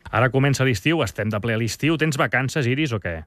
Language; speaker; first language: Catalan; native; Catalan